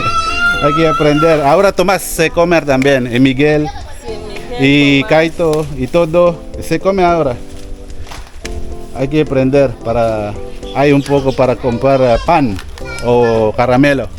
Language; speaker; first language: Spanish; non-native, learner; Filipino